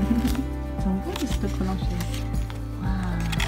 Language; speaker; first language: French; native; French